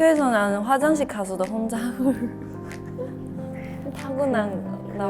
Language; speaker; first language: Korean; non-native, fluent; Chinese